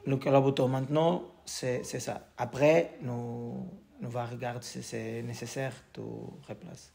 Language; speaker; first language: French; non-native, learner; Portuguese